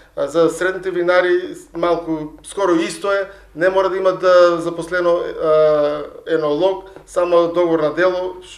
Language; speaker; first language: Macedonian; native; Macedonian